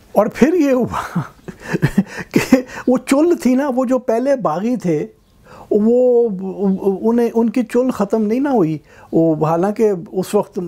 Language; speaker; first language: Urdu; native; Urdu